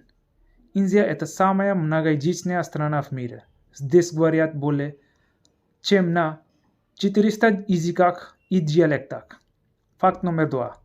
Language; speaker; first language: Russian; non-native, learner; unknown